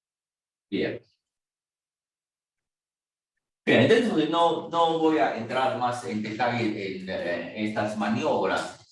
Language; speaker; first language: Spanish; non-native, fluent; Chinese